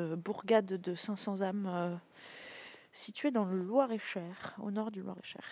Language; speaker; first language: French; native; French